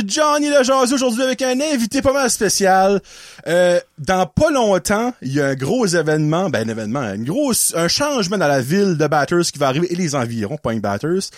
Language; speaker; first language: French; native; French